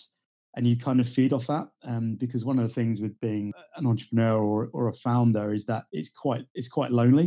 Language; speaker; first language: English; native; English